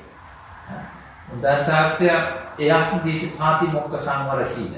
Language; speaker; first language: German; non-native, learner; Sinhala